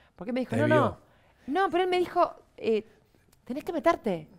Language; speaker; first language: Spanish; native; Spanish